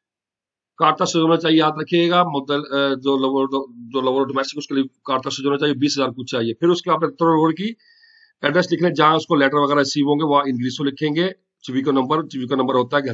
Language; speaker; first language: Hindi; non-native, local second language; Punjabi